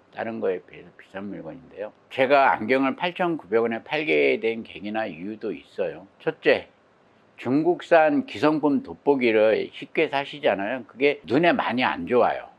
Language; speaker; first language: Korean; native; Korean